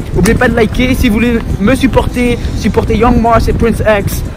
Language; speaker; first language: French; native; French